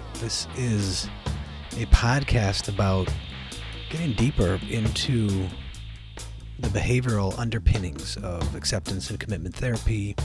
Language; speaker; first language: English; native; English